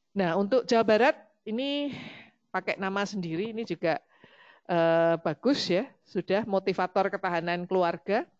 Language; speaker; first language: Indonesian; native; Indonesian